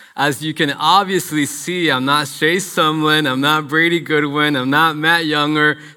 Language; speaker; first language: English; early bilingual, other home language; Spanish